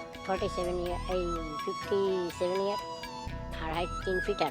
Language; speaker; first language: Hindi; non-native, local second language; Assamese